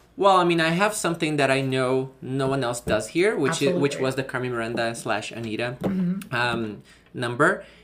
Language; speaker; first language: English; non-native, fluent; Portuguese